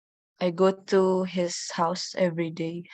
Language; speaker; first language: English; non-native, learner; Indonesian